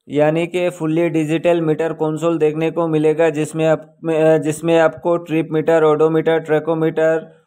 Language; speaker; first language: Hindi; native; Hindi